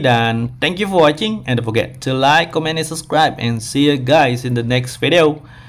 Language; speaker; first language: English; non-native, learner; Indonesian